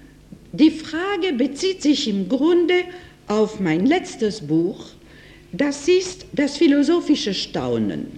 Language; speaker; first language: German; non-native, fluent; French